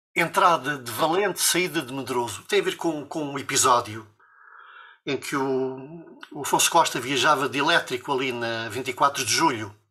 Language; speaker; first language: Portuguese; native; Portuguese